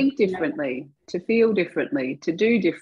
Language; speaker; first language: English; native; English